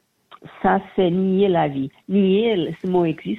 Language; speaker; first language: French; non-native, learner; Portuguese